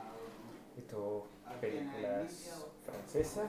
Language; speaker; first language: Spanish; non-native, fluent; English